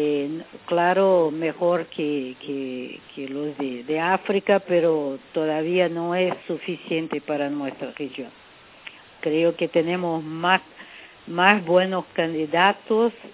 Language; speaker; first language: Spanish; non-native, fluent; Portuguese